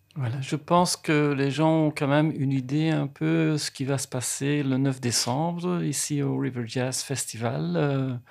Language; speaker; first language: French; native; French